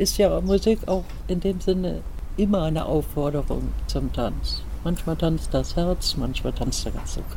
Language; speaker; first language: German; native; German